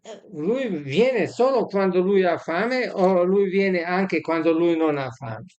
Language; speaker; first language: Italian; non-native, fluent; Serbian